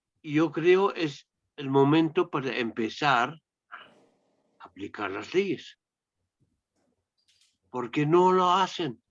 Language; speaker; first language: Spanish; non-native, fluent; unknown